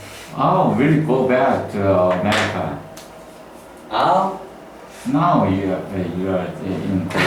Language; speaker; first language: English; non-native, learner; Korean